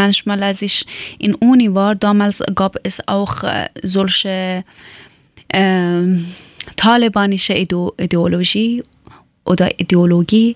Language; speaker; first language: German; non-native, learner; Persian